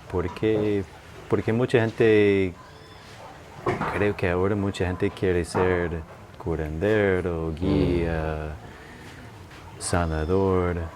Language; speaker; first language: Spanish; non-native, fluent; English